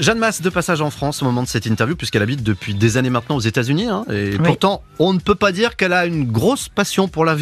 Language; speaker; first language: French; native; French